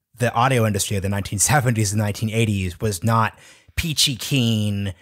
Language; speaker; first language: English; native; English